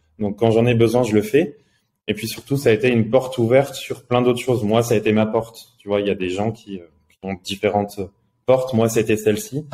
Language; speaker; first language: French; native; French